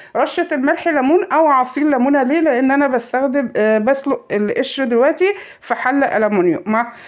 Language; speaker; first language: Arabic; native; Arabic